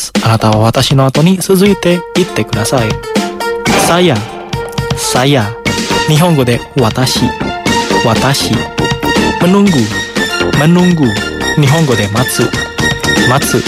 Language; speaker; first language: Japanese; non-native, fluent; Indonesian